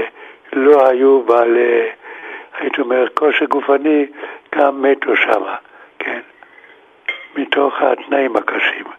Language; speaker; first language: Hebrew; non-native, fluent; German